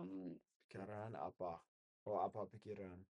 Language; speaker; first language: Indonesian; non-native, learner; English